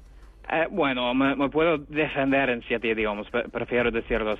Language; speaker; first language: Spanish; non-native, fluent; English